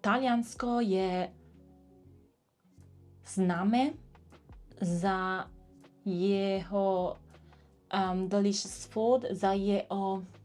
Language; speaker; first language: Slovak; non-native, learner; Italian